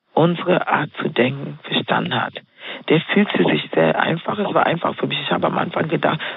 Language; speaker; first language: German; non-native, fluent; Swahili